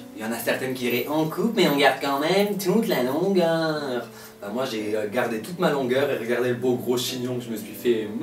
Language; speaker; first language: French; native; French